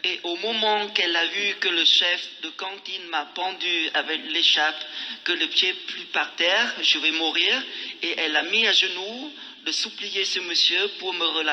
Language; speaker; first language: French; non-native, fluent; Khmer